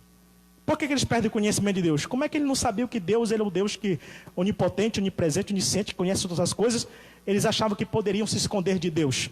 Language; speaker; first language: Portuguese; native; Portuguese